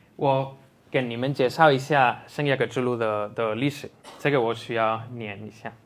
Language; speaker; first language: Chinese; non-native, fluent; Spanish